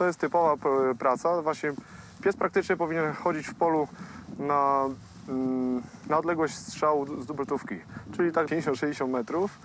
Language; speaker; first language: Polish; native; Polish